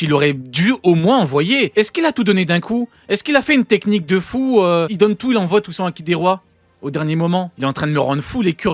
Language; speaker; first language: French; native; French